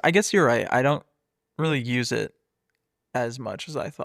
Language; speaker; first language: English; native; English